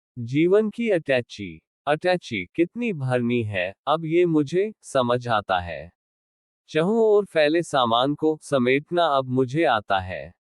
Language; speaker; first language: Hindi; non-native, local second language; Marathi